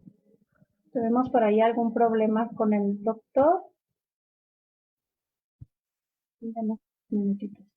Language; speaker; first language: Spanish; native; Spanish